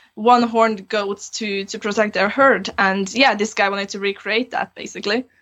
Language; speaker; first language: English; non-native, fluent; Romanian